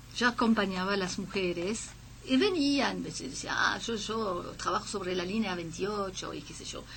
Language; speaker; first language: Spanish; non-native, fluent; French